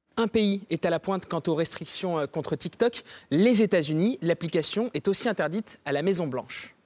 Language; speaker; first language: French; native; French